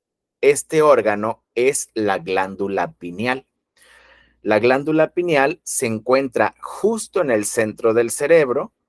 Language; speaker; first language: Spanish; native; Spanish